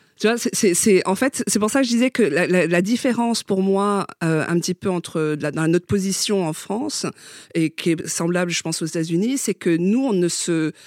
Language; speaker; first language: French; early bilingual, other home language; Vietnamese